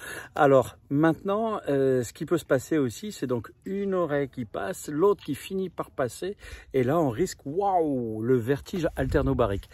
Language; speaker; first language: French; native; French